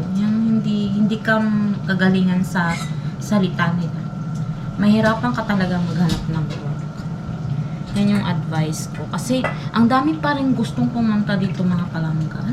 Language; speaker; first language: Filipino; non-native, local second language; Hiligaynon